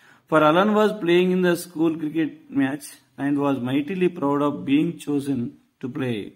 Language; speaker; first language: English; non-native, local second language; Telugu